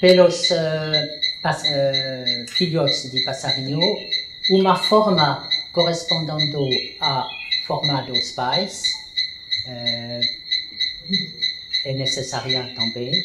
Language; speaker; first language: Portuguese; non-native, learner; French